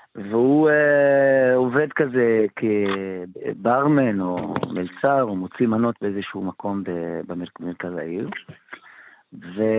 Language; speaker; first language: Hebrew; non-native, local second language; Arabic